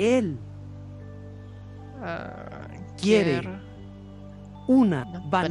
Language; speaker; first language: Spanish; non-native, learner; English